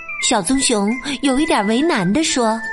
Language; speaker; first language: Chinese; native; Chinese